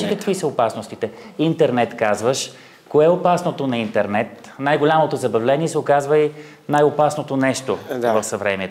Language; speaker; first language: Bulgarian; native; Bulgarian